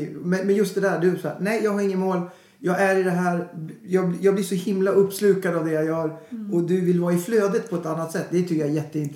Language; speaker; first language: Swedish; native; Swedish